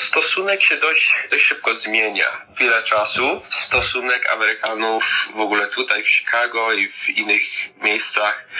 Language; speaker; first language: Polish; early bilingual, heritage; Polish